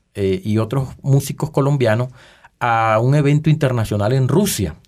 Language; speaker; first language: Spanish; native; Spanish